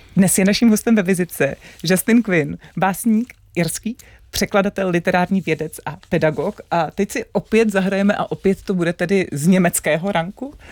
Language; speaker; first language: Czech; native; Czech